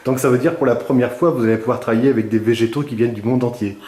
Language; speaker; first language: French; native; French